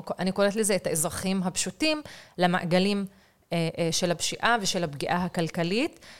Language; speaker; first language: Hebrew; non-native, local second language; Arabic